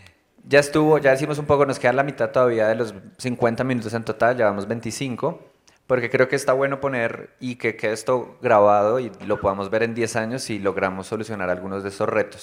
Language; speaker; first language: Spanish; native; Spanish